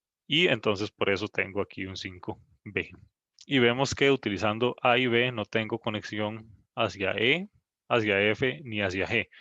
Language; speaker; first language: Spanish; native; Spanish